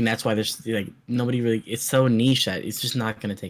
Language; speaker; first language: English; native; English